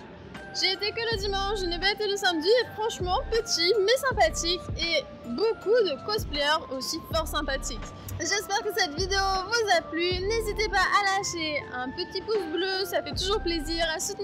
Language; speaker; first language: French; native; French